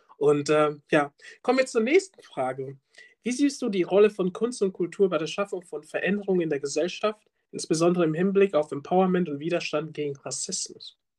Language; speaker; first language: German; early bilingual, other home language; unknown